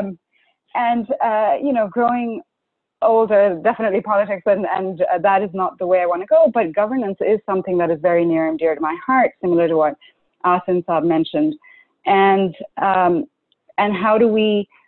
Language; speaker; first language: English; non-native, local second language; Urdu